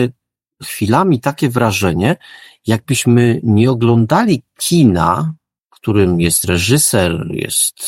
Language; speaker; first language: Polish; native; Polish